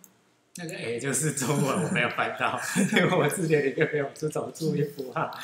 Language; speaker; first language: Chinese; native; Chinese